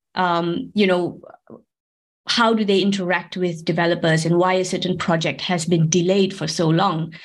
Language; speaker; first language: English; non-native, local second language; Tamil